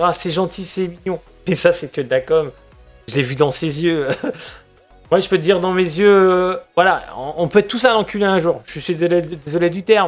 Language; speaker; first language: French; native; French